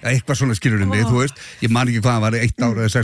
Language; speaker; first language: Icelandic; native; Icelandic